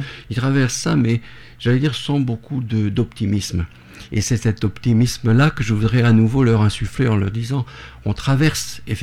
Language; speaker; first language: French; native; French